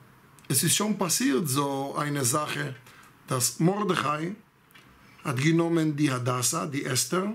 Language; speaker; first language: German; non-native, fluent; Hebrew